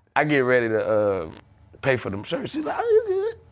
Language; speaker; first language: English; native; English